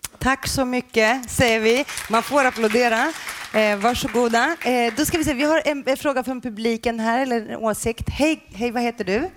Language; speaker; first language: Swedish; native; Swedish